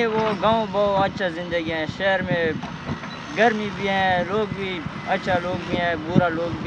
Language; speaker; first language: Hindi; non-native, local second language; Pashto